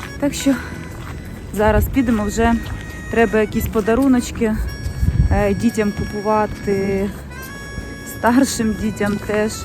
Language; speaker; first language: Ukrainian; non-native, local second language; Russian